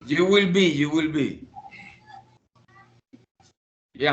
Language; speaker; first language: English; non-native, fluent; Spanish